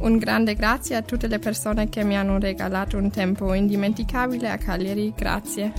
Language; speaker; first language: Italian; non-native, learner; German